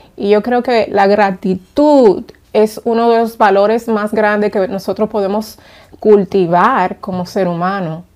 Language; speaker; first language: Spanish; native; Spanish